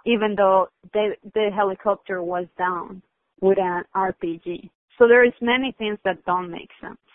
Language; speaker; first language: English; non-native, fluent; Spanish